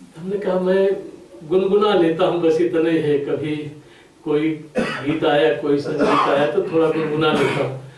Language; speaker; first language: Hindi; native; Hindi